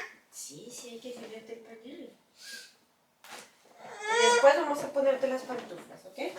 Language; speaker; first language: Spanish; early bilingual, heritage; Spanish